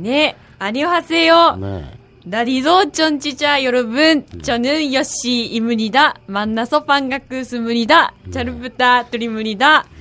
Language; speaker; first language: Korean; non-native, learner; Japanese